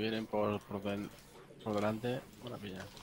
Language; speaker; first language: Spanish; native; Spanish